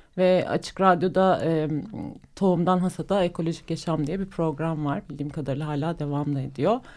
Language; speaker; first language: Turkish; native; Turkish